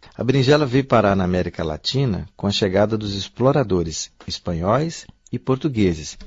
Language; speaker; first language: Portuguese; native; Portuguese